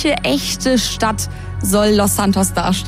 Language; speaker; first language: German; native; German